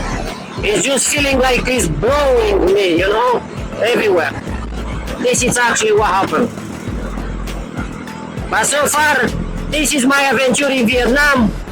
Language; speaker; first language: English; non-native, learner; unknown